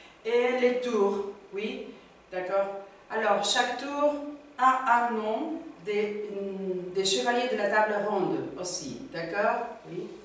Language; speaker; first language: French; non-native, learner; Spanish